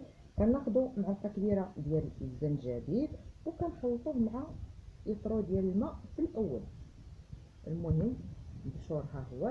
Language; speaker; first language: Arabic; native; Arabic